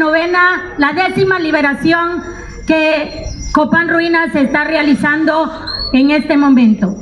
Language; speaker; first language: Spanish; native; Spanish